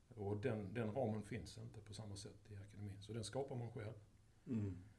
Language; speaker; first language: Swedish; native; Swedish